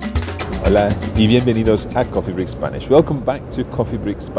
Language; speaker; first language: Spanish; non-native, fluent; English